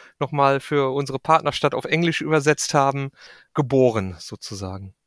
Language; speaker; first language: German; native; German